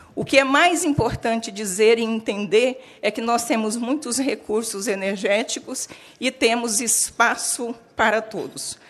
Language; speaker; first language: Portuguese; native; Portuguese